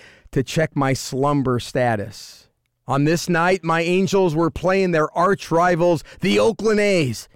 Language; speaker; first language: English; native; English